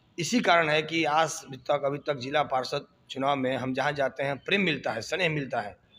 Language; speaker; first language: Hindi; native; Hindi